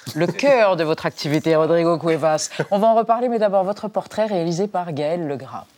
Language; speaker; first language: French; native; French